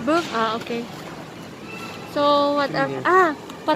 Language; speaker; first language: English; non-native, local second language; Filipino